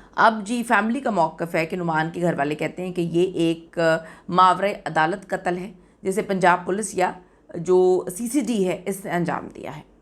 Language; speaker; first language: Urdu; native; Urdu